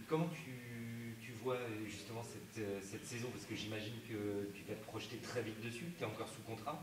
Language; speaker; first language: French; native; French